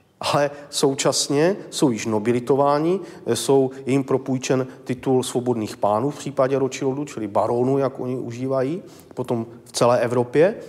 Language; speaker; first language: Czech; native; Czech